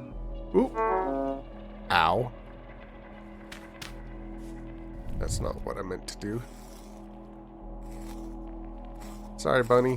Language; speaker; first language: English; native; English